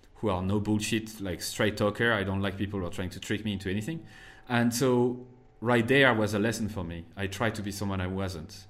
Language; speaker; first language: English; non-native, fluent; French